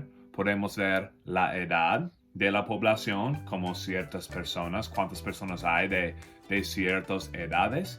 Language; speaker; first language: Spanish; non-native, fluent; English